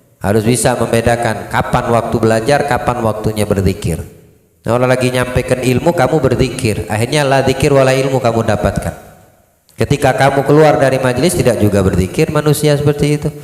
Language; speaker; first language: Indonesian; native; Indonesian